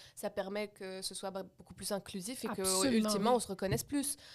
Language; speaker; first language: French; non-native, local second language; Arabic